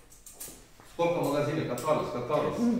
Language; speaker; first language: Russian; non-native, learner; Turkish